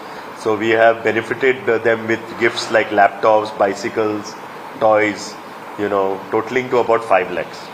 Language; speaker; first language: English; non-native, local second language; Konkani